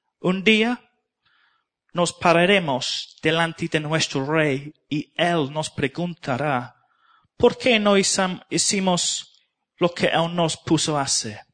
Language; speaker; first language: Spanish; non-native, learner; English